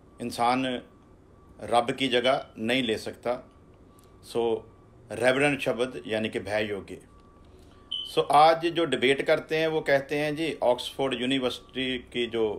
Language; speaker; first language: Hindi; non-native, local second language; Punjabi